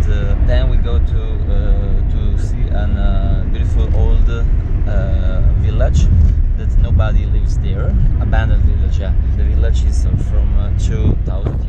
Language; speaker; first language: English; non-native, learner; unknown